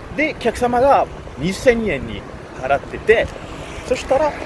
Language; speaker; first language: Japanese; non-native, learner; French